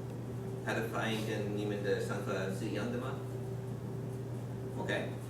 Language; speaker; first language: Chinese; non-native, learner; English